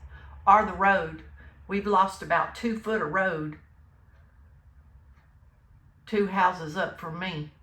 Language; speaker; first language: English; native; English